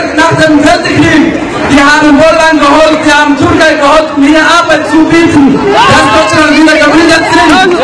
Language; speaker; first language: German; non-native, learner; Somali